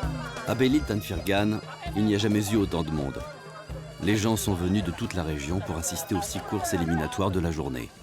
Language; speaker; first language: French; native; French